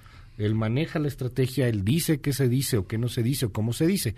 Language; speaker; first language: Spanish; native; Spanish